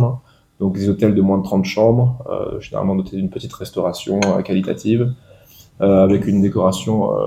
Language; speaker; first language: French; native; French